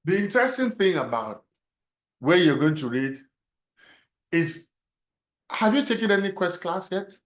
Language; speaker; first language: English; non-native, local second language; Yoruba